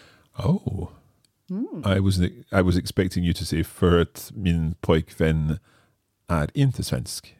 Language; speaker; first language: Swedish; non-native, learner; English